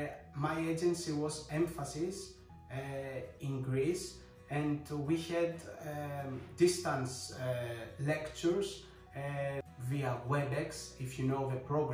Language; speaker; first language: English; non-native, fluent; Greek